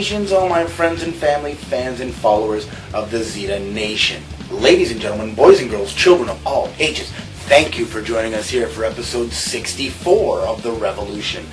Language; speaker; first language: English; native; English